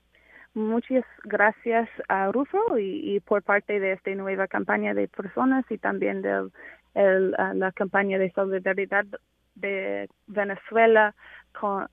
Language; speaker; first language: Spanish; non-native, fluent; English